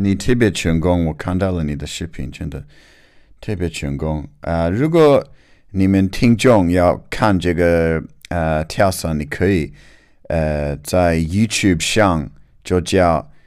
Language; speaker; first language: Chinese; non-native, learner; English